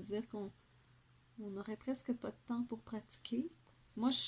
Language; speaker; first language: French; native; French